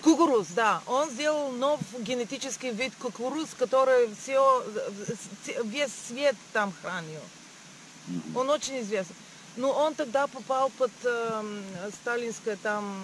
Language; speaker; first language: Russian; non-native, learner; Bulgarian